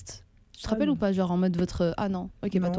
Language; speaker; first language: French; native; French